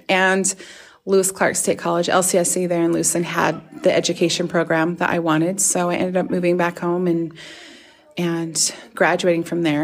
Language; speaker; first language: English; native; English